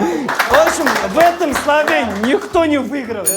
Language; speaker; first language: Russian; non-native, local second language; Kazakh